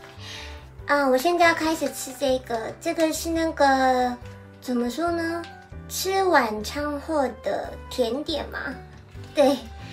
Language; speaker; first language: Chinese; early bilingual, heritage; Japanese